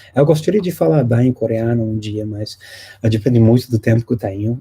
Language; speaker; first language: Portuguese; non-native, fluent; English